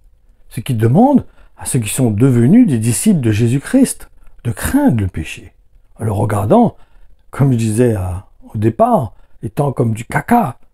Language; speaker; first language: French; native; French